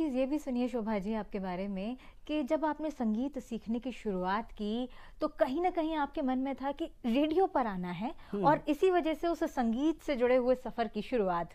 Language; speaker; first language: Hindi; native; Hindi